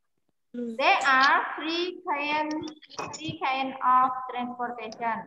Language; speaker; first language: English; non-native, learner; Indonesian